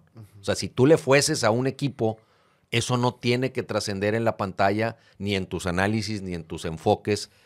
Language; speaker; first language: Spanish; native; Spanish